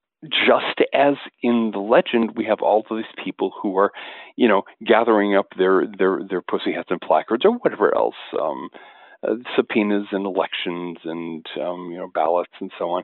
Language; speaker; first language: English; native; English